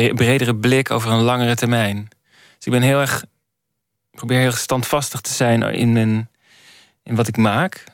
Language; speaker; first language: Dutch; native; Dutch